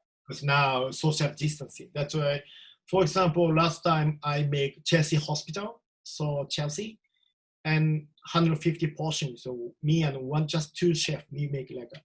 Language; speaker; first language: English; non-native, learner; Japanese